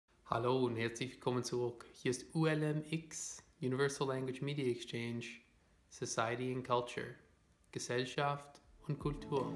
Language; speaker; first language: German; non-native, fluent; English